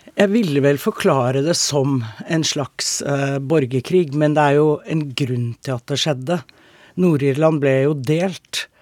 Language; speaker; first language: Norwegian; native; Norwegian